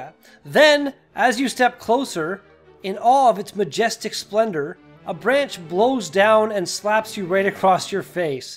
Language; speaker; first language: English; native; English